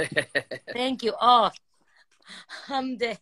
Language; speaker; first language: English; non-native, learner; Spanish